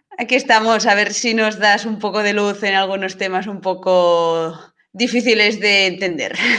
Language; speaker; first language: Spanish; non-native, local second language; Catalan